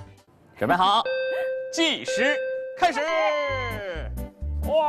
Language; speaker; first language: Chinese; native; Chinese